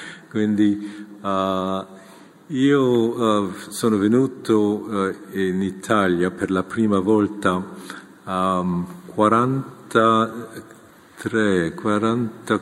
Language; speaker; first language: Italian; non-native, fluent; Korean